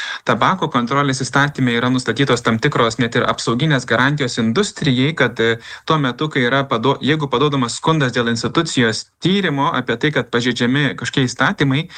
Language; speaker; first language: Lithuanian; native; Lithuanian